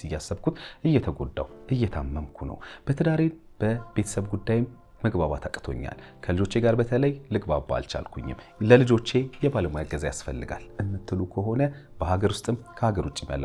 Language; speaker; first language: Amharic; native; Amharic